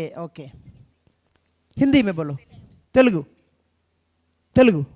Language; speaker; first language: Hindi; non-native, local second language; Telugu